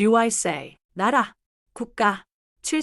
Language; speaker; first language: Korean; non-native, learner; English